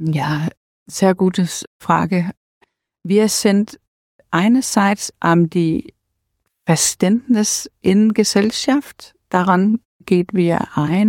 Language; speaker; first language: German; non-native, learner; Danish